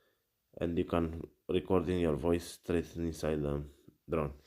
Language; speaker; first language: English; non-native, learner; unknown